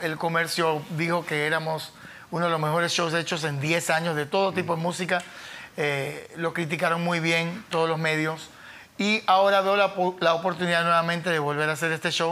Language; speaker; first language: Spanish; native; Spanish